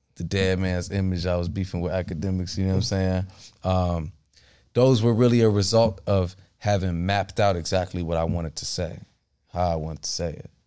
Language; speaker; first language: English; early bilingual, other home language; Akan